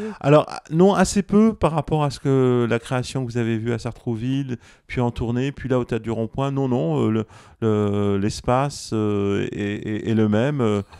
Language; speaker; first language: French; native; French